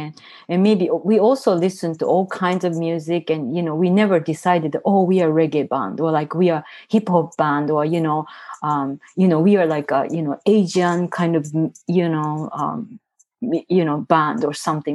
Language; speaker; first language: English; non-native, fluent; Japanese